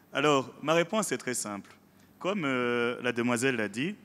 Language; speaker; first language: French; non-native, local second language; Rundi